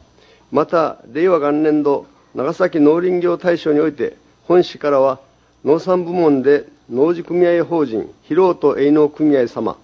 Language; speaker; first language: Japanese; native; Japanese